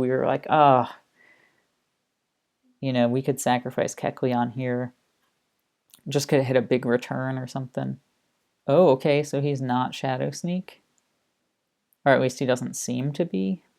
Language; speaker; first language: English; native; English